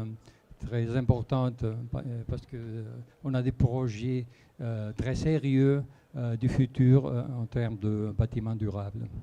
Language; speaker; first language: French; non-native, fluent; Spanish